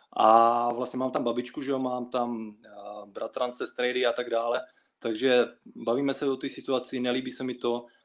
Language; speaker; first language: Czech; early bilingual, other home language; Russian